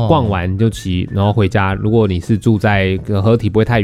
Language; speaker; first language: Chinese; native; Chinese